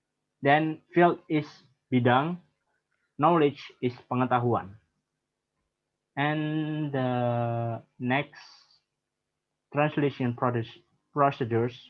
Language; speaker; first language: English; non-native, learner; Indonesian